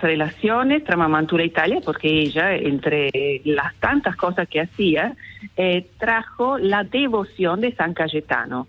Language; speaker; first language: Spanish; non-native, fluent; Italian